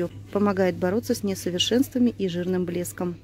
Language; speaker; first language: Russian; native; Russian